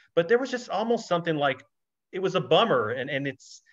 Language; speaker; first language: English; native; English